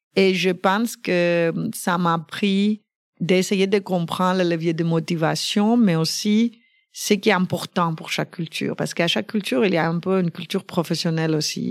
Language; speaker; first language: French; non-native, fluent; Greek